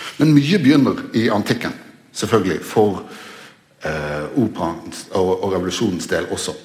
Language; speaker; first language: Norwegian; native; Norwegian